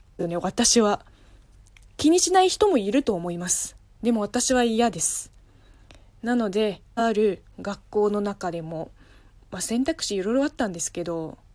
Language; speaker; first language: Japanese; non-native, fluent; Chinese